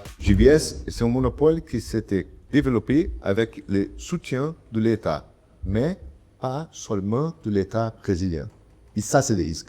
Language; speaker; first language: French; non-native, fluent; Portuguese